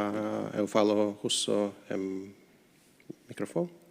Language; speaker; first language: Portuguese; non-native, learner; Russian